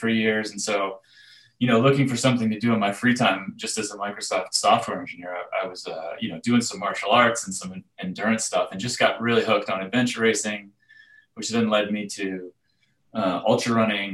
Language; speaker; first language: English; native; English